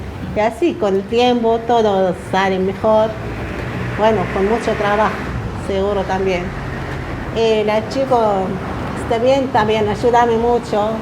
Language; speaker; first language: Spanish; non-native, learner; Arabic